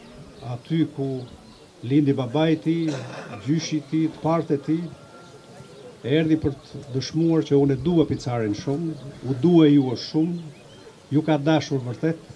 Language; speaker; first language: Albanian; native; Albanian